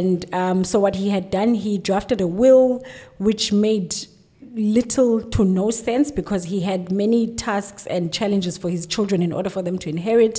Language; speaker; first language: English; non-native, local second language; Xhosa